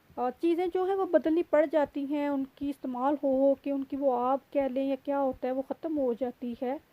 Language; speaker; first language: Urdu; native; Urdu